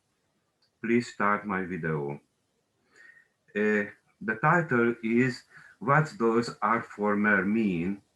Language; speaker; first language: English; non-native, learner; Hungarian